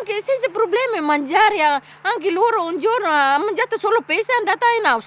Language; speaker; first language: Italian; non-native, learner; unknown